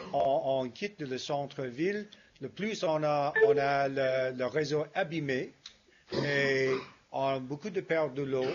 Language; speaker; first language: French; non-native, fluent; English